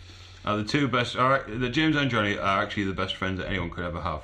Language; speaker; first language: English; native; English